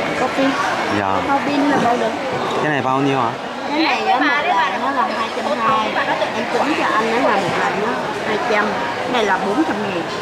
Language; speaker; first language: Vietnamese; native; Vietnamese